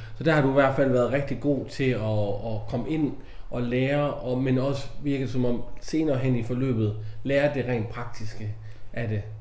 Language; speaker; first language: Danish; native; Danish